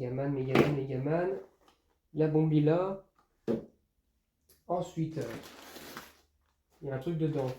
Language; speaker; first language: French; native; French